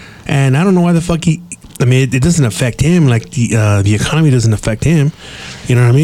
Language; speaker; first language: English; early bilingual, other home language; Spanish